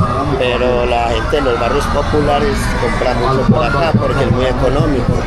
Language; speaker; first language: Spanish; native; Spanish